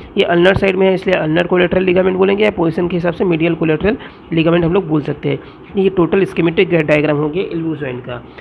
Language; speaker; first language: Hindi; non-native, local second language; Bangla